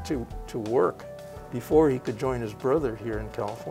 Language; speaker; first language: English; native; English